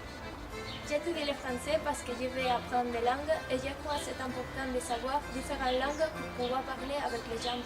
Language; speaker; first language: French; non-native, learner; Spanish